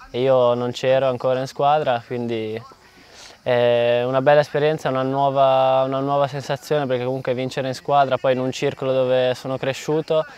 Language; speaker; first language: Italian; native; Italian